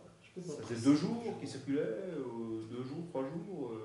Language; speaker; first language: French; native; French